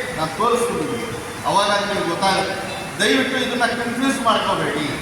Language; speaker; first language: Kannada; non-native, local second language; Marathi